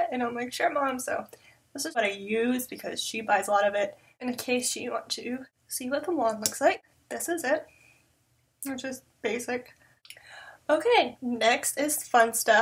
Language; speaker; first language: English; native; English